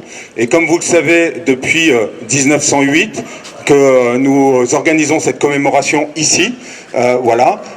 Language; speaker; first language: French; native; French